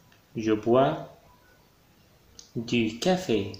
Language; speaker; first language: French; non-native, fluent; Arabic